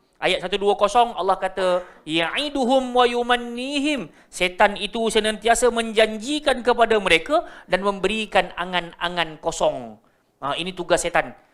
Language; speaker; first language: Malay; native; Malay